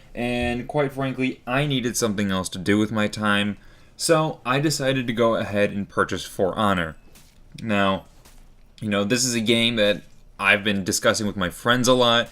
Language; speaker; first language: English; native; English